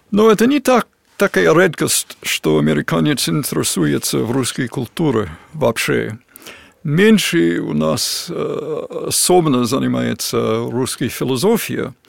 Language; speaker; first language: Russian; non-native, fluent; English